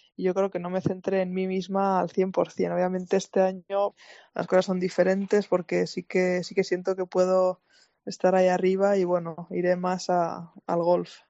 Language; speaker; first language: Spanish; native; Spanish